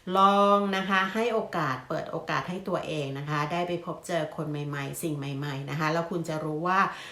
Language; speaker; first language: Thai; native; Thai